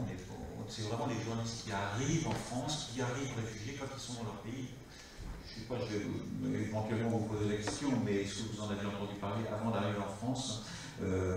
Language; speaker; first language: French; native; French